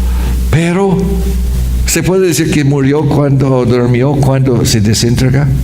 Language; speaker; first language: Spanish; non-native, fluent; English